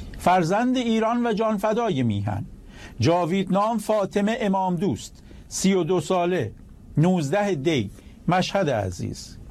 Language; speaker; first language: Persian; native; Persian